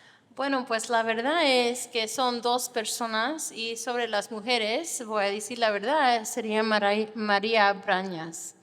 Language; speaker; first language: Spanish; non-native, fluent; English